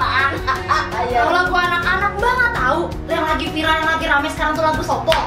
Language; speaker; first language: Indonesian; native; Indonesian